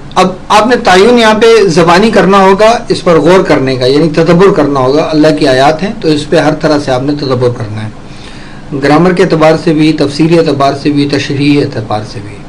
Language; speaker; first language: Urdu; native; Urdu